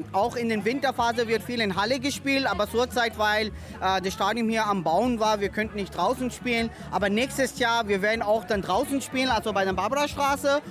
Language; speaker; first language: German; non-native, fluent; Urdu